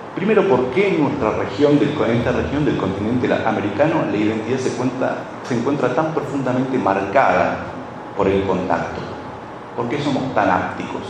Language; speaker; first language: Spanish; native; Spanish